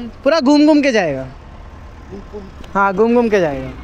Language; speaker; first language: Hindi; non-native, local second language; Telugu